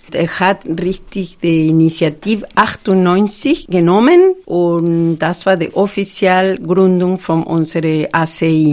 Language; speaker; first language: German; non-native, fluent; Spanish